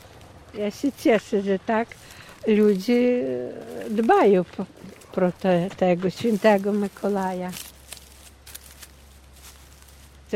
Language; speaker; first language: Polish; non-native, local second language; Ukrainian